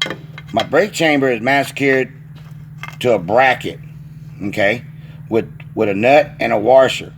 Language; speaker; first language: English; native; English